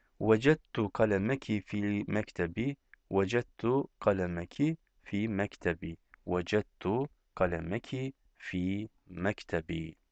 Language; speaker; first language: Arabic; non-native, fluent; Turkish